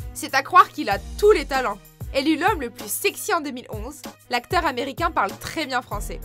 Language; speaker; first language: French; native; French